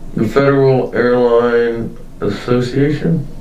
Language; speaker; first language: English; native; English